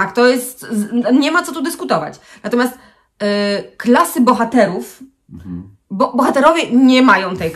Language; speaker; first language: Polish; native; Polish